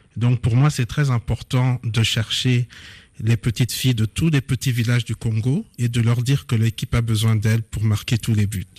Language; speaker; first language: French; non-native, local second language; Lingala